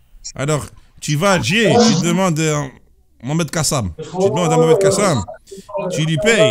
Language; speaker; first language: French; native; French